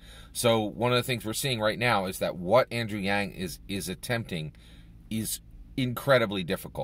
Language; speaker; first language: English; native; English